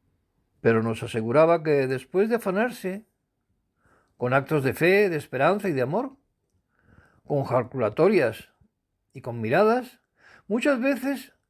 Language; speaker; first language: Spanish; native; Spanish